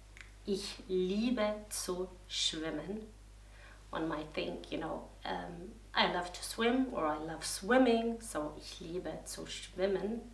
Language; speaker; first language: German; non-native, fluent; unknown